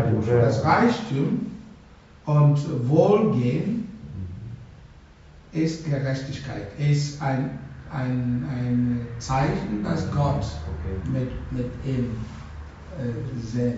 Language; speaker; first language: German; non-native, learner; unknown